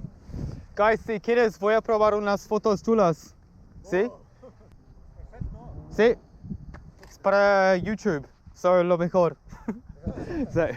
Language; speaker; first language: Spanish; non-native, fluent; English